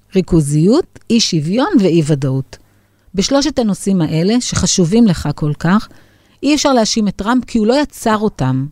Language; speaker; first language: Hebrew; native; Hebrew